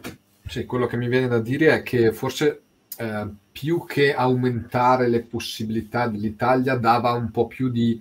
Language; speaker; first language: Italian; native; Italian